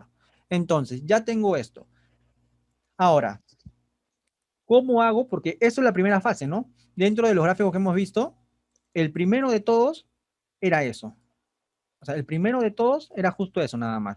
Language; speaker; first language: Spanish; native; Spanish